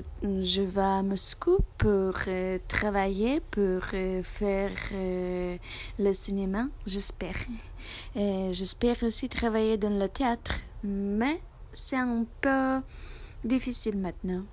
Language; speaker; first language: French; non-native, learner; Russian